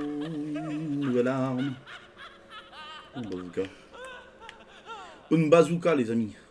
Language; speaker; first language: French; native; French